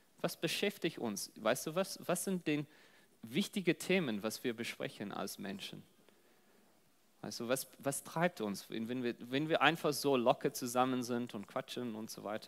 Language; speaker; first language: German; non-native, fluent; English